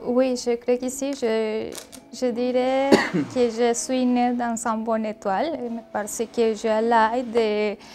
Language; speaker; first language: French; non-native, learner; Spanish